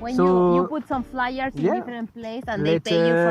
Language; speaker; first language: English; non-native, learner; Spanish